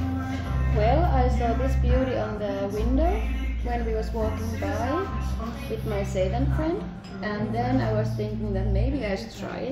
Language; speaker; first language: English; non-native, learner; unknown